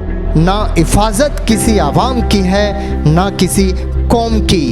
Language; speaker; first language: Hindi; native; Hindi